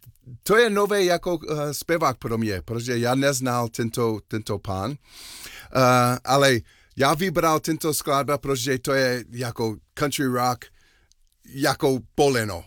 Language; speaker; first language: Czech; non-native, learner; English